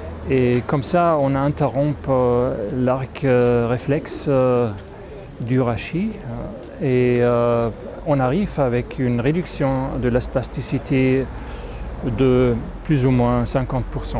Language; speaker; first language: French; non-native, fluent; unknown